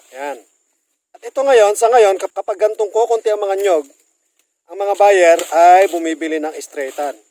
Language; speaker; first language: Filipino; native; Filipino